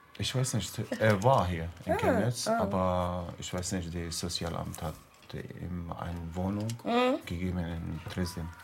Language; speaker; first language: German; non-native, learner; Arabic